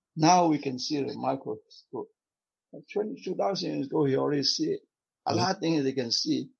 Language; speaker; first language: English; non-native, fluent; Vietnamese